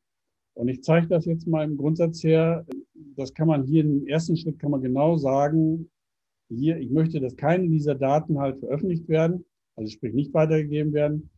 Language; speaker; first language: German; native; German